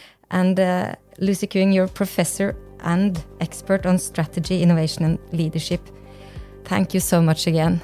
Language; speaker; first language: English; non-native, fluent; Norwegian